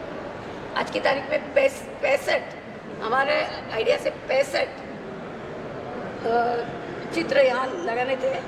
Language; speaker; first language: Hindi; native; Hindi